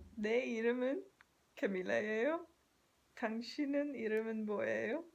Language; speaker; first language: Korean; non-native, learner; English